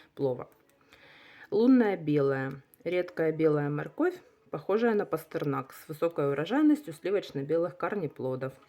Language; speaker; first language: Russian; non-native, local second language; Ukrainian